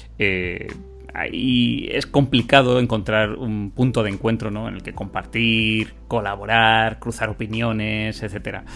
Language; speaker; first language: Spanish; native; Spanish